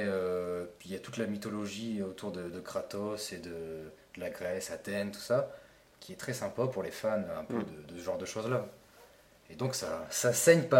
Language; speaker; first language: French; native; French